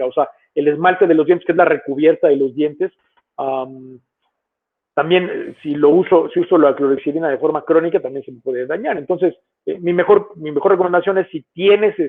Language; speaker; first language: Spanish; native; Spanish